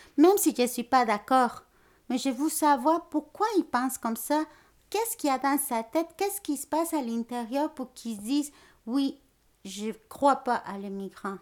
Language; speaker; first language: French; non-native, fluent; Spanish